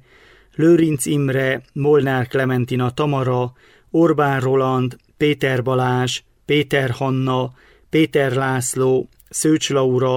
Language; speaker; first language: Hungarian; native; Hungarian